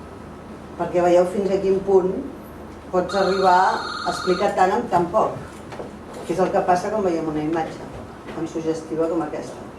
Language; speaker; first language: Catalan; native; Catalan